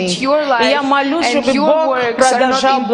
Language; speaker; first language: Russian; non-native, fluent; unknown